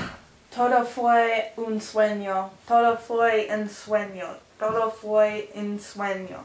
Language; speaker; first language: Spanish; non-native, learner; English